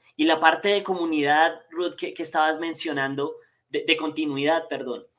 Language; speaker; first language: Spanish; native; Spanish